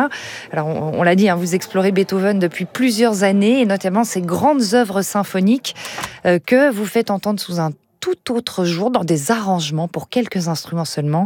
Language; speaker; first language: French; native; French